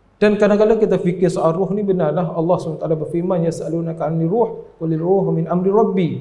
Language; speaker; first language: Malay; native; Malay